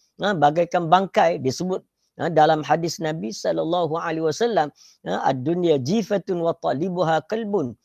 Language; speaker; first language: Malay; native; Malay